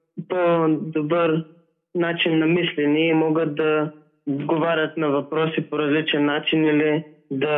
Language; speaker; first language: Bulgarian; early bilingual, heritage; Bulgarian